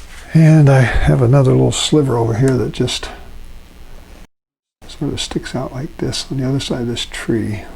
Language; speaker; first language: English; native; English